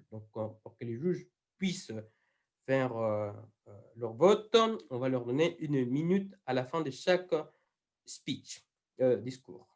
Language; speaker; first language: French; non-native, fluent; Spanish